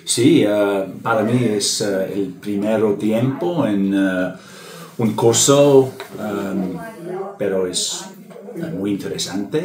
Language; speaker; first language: Spanish; non-native, learner; English